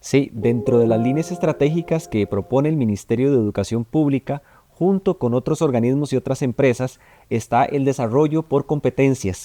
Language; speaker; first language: Spanish; native; Spanish